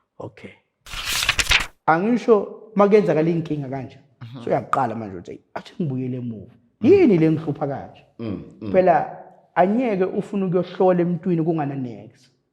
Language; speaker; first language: Zulu; native; Zulu